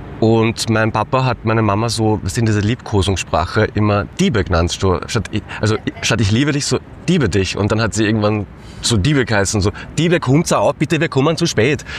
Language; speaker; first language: German; native; German